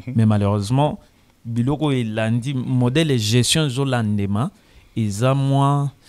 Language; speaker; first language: French; non-native, local second language; Lingala